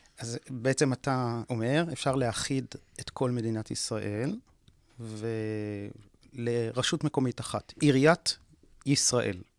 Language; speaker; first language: Hebrew; native; Hebrew